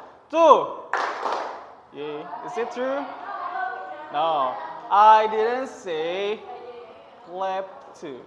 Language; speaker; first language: English; non-native, learner; Indonesian